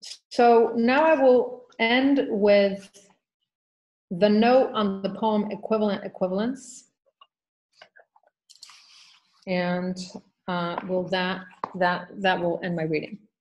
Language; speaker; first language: English; early bilingual, other home language; Spanish